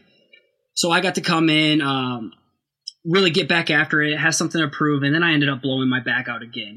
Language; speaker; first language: English; native; English